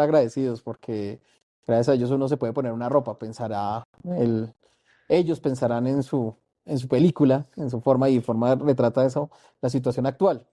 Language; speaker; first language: Spanish; native; Spanish